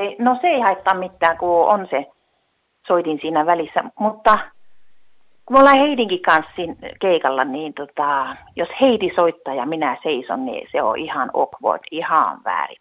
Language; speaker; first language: Finnish; early bilingual, heritage; Finnish